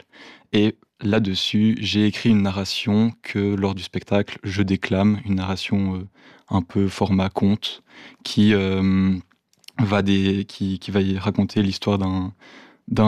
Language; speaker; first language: French; native; French